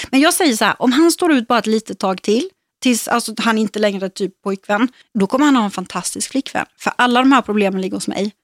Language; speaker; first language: Swedish; native; Swedish